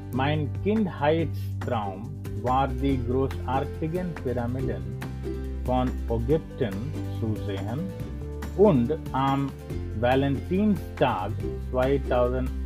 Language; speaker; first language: German; non-native, learner; English